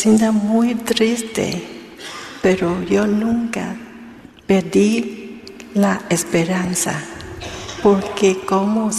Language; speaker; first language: Spanish; non-native, learner; Vietnamese